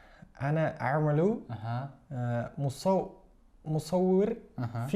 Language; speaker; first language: Arabic; non-native, learner; Kazakh